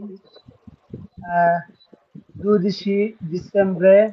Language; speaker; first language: Italian; non-native, learner; Bangla